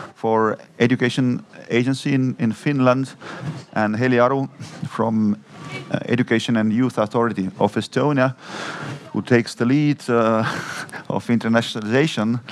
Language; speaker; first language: English; non-native, fluent; Estonian